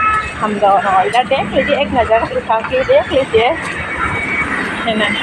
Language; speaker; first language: Hindi; non-native, local second language; Assamese